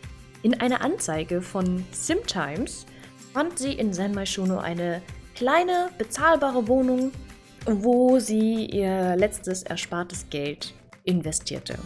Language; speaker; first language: German; native; German